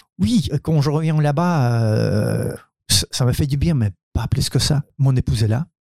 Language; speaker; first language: French; non-native, fluent; Ukrainian